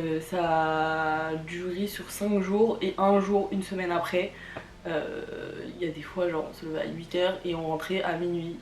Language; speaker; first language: French; early bilingual, other home language; Vietnamese